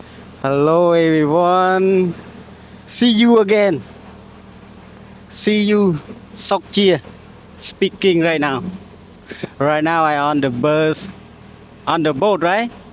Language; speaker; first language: English; non-native, learner; Khmer